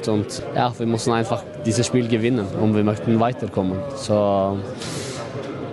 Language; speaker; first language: German; non-native, fluent; Norwegian